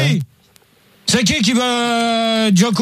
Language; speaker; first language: French; native; French